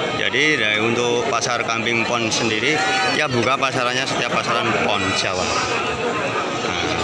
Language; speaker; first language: Indonesian; non-native, local second language; Javanese